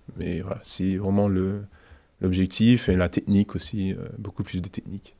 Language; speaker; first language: French; early bilingual, other home language; Haitian Creole